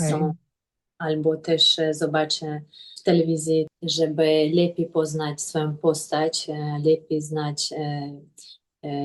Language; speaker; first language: Polish; non-native, fluent; Russian